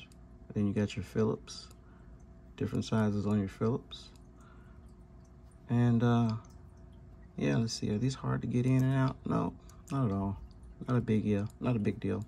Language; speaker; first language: English; native; English